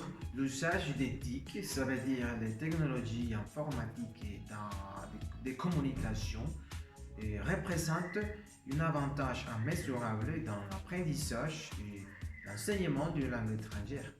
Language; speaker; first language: French; non-native, learner; Spanish